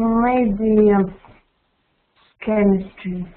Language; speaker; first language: English; non-native, learner; Russian